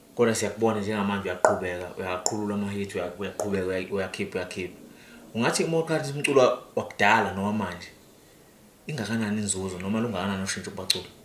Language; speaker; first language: Zulu; native; Zulu